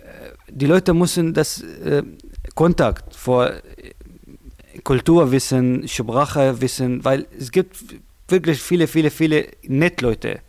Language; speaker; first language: German; non-native, learner; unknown